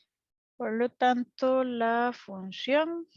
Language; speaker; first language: Spanish; native; Spanish